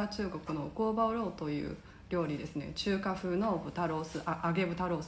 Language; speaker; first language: Japanese; non-native, fluent; Chinese